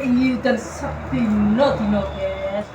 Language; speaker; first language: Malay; non-native, local second language; Javanese